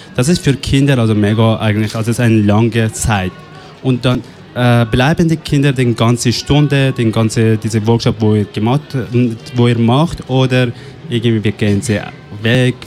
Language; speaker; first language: German; non-native, fluent; Persian